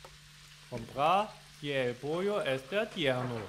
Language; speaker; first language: Spanish; non-native, learner; German